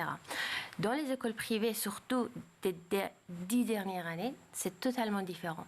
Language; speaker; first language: French; non-native, fluent; Persian